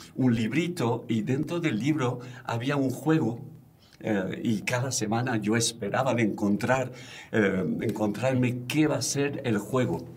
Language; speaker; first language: Spanish; non-native, fluent; French